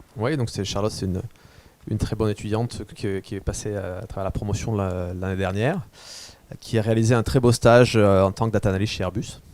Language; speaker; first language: French; native; French